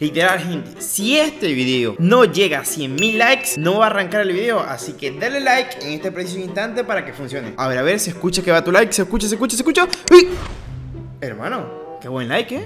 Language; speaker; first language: Spanish; native; Spanish